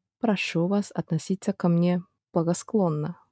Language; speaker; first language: Russian; non-native, fluent; Japanese